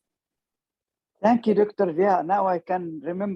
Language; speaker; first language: English; non-native, fluent; Arabic